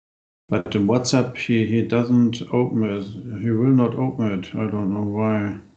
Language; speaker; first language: English; non-native, fluent; German